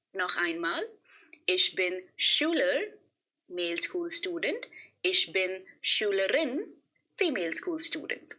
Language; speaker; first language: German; non-native, fluent; Hindi